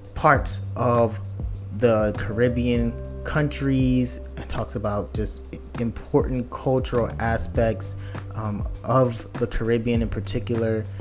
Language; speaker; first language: English; early bilingual, other home language; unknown